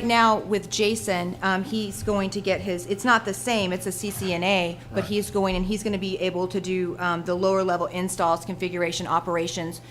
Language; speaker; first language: English; native; English